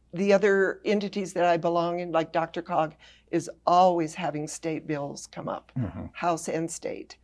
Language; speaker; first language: English; native; English